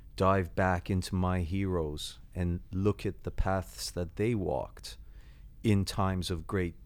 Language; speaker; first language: English; native; English